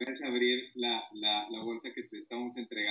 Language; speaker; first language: Spanish; native; Spanish